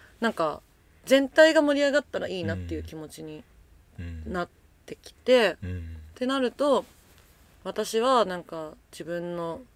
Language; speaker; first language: Japanese; native; Japanese